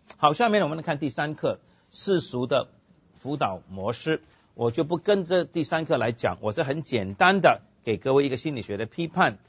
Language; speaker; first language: Chinese; non-native, local second language; Cantonese